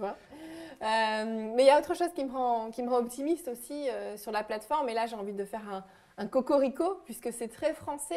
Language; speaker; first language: French; native; French